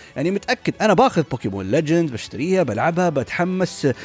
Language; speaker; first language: Arabic; native; Arabic